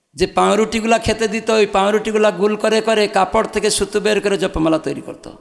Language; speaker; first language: Bangla; non-native, fluent; Odia